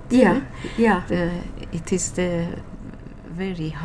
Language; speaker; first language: English; non-native, learner; Persian